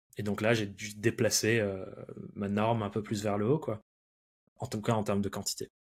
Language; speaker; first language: French; early bilingual, other home language; English